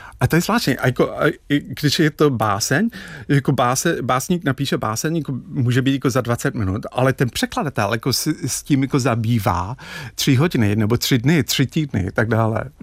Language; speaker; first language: Czech; non-native, fluent; English